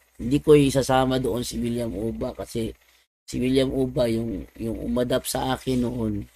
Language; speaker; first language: Filipino; non-native, local second language; Cebuano